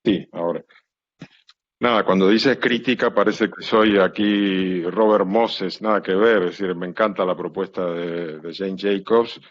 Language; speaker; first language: Spanish; native; Spanish